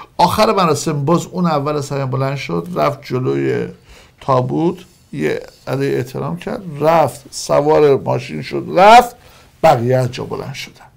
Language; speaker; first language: Persian; native; Persian